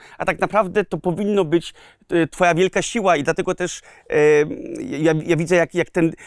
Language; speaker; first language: Polish; early bilingual, heritage; Polish